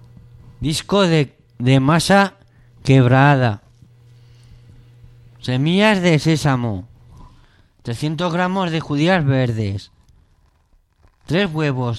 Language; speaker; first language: Spanish; native; Spanish